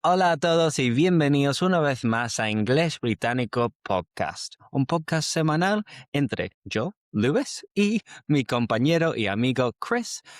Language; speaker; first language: Spanish; non-native, fluent; English